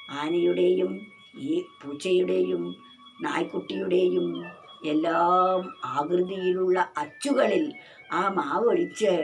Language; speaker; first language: Malayalam; native; Malayalam